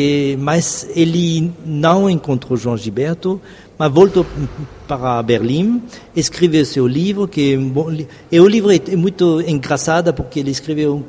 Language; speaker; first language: Portuguese; non-native, fluent; French